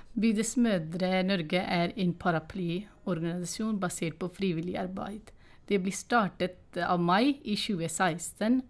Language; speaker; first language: Norwegian; non-native, fluent; Urdu